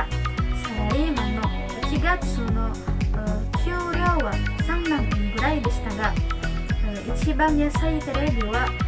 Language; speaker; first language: Japanese; non-native, learner; Indonesian